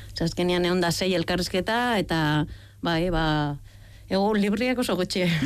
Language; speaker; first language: Basque; native; Basque